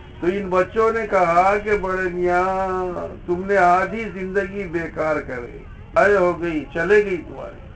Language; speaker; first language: Urdu; native; Urdu